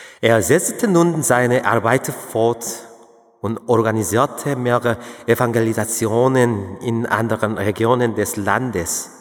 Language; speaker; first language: German; non-native, fluent; Korean